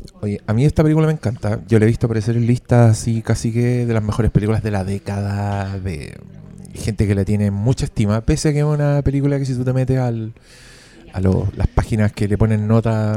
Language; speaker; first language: Spanish; native; Spanish